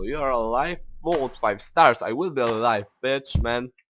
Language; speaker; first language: English; non-native, learner; Polish